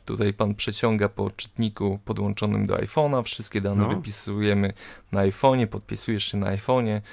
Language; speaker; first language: Polish; native; Polish